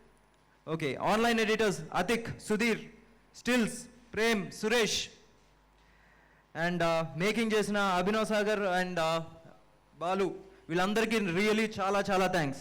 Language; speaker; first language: Telugu; native; Telugu